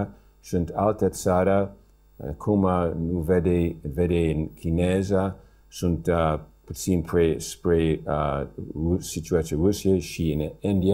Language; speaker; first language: Romanian; early bilingual, heritage; English